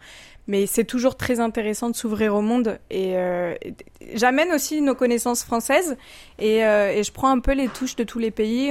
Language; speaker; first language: French; native; French